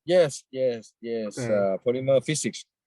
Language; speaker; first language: English; non-native, fluent; Thai